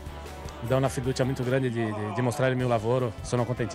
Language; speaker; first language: Italian; non-native, fluent; Portuguese